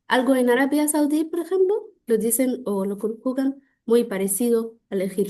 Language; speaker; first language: Spanish; non-native, fluent; Arabic